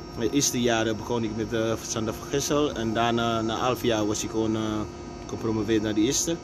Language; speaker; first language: Dutch; non-native, fluent; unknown